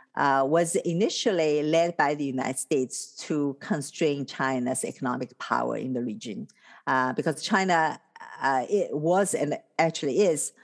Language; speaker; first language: English; non-native, fluent; Chinese